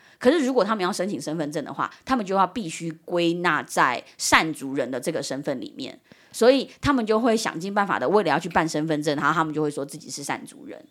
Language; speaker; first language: Chinese; early bilingual, heritage; Chinese